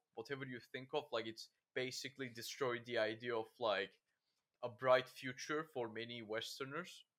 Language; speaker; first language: English; non-native, fluent; Turkish